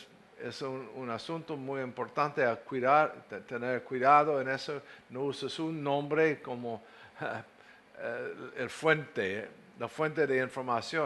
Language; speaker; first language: Spanish; non-native, fluent; English